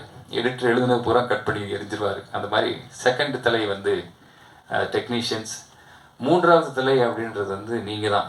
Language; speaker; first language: Tamil; native; Tamil